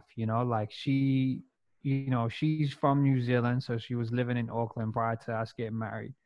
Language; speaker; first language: English; non-native, local second language; Punjabi